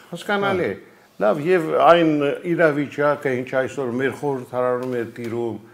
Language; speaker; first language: Armenian; native; Armenian